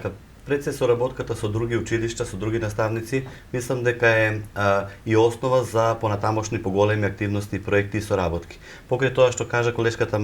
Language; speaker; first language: Macedonian; native; Macedonian